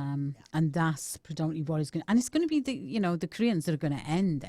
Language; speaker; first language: English; native; English